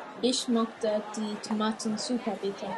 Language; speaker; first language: German; non-native, learner; English